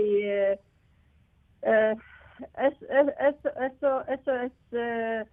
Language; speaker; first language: Spanish; non-native, learner; Ukrainian